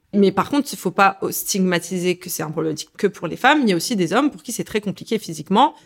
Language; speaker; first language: French; early bilingual, other home language; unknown